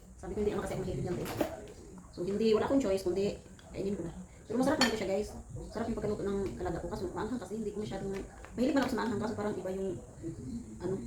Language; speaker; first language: Filipino; non-native, local second language; Cebuano